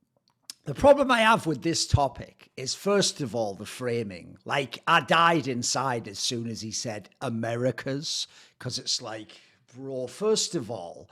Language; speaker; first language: English; native; English